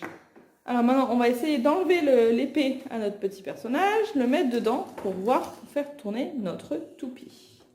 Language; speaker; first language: French; native; French